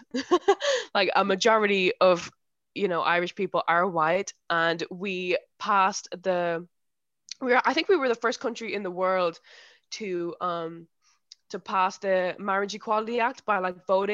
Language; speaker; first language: English; native; English